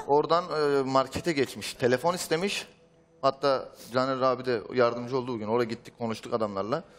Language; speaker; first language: Turkish; native; Turkish